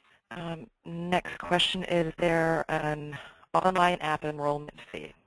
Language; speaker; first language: English; native; English